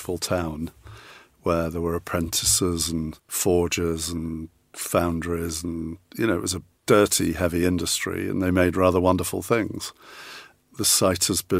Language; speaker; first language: English; native; English